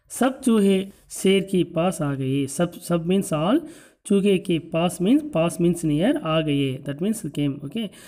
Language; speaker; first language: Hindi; non-native, local second language; Tamil